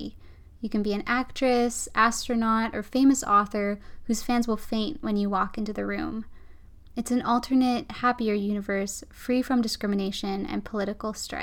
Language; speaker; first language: English; native; English